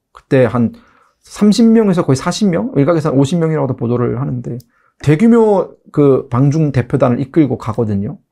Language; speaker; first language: Korean; native; Korean